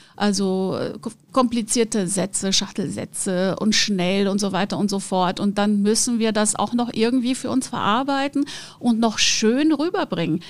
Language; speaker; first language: German; non-native, fluent; Portuguese